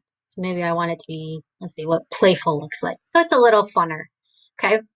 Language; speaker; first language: English; native; English